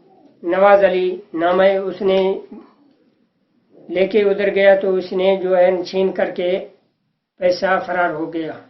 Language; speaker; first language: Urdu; non-native, local second language; Sindhi